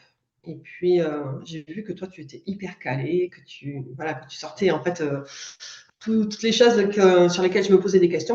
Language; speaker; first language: French; native; French